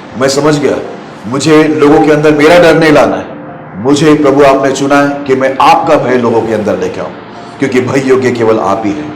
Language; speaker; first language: Hindi; non-native, local second language; Marathi